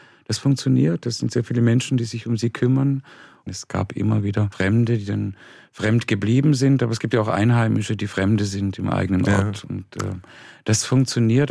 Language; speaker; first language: German; native; German